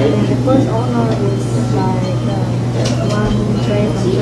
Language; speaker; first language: English; non-native, learner; Indonesian